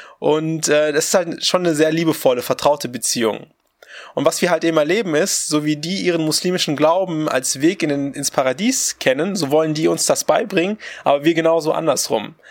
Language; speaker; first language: German; early bilingual, other home language; Russian